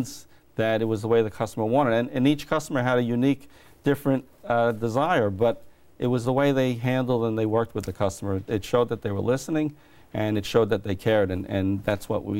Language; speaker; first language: English; native; English